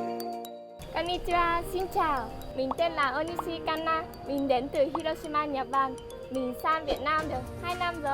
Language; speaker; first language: Vietnamese; non-native, learner; Japanese